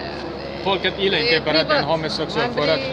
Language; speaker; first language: Swedish; non-native, learner; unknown